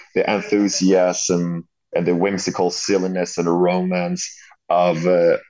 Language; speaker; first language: English; non-native, fluent; Swedish